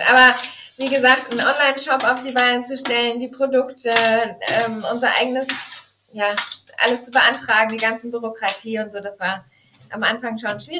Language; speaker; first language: German; native; German